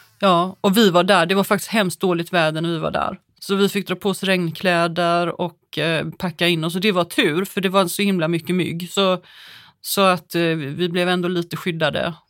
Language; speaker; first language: Swedish; native; Swedish